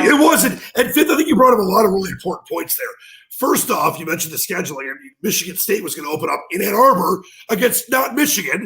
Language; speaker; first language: English; native; English